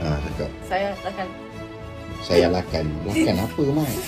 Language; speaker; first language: Malay; native; Malay